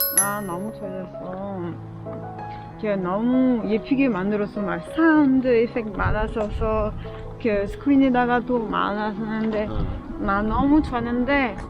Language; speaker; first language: Korean; non-native, learner; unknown